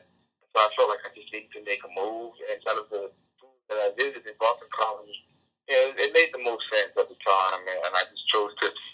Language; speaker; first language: English; native; English